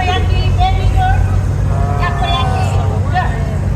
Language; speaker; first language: English; non-native, learner; Japanese